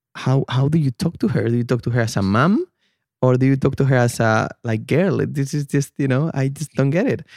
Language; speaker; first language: English; non-native, fluent; Spanish